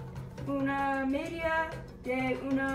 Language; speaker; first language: Spanish; non-native, learner; English